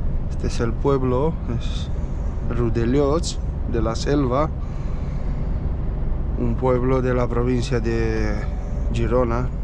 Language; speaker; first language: Spanish; non-native, local second language; Catalan